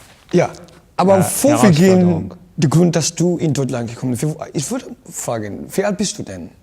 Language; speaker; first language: German; non-native, learner; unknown